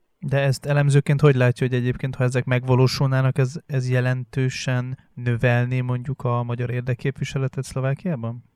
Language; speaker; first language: Hungarian; native; Hungarian